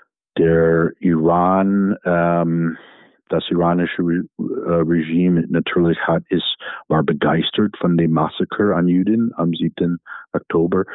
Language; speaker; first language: German; non-native, fluent; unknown